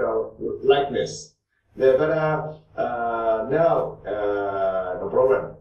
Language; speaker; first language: English; non-native, learner; Japanese